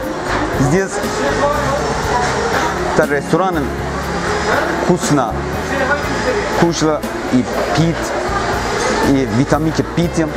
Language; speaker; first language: Russian; non-native, learner; Turkish